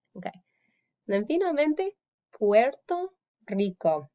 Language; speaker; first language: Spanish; non-native, fluent; English